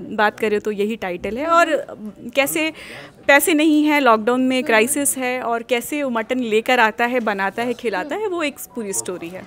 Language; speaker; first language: Hindi; native; Hindi